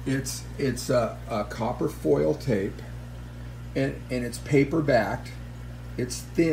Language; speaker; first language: English; native; English